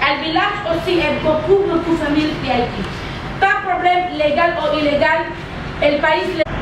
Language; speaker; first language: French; non-native, learner; Spanish